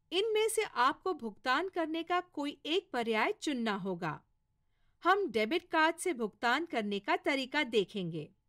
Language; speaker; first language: Hindi; non-native, local second language; Marathi